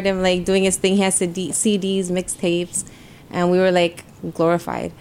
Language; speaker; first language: English; early bilingual, other home language; Spanish